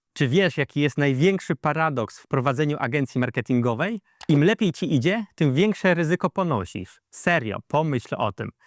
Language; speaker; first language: Polish; native; Polish